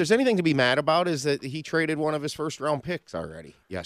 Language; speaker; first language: English; native; English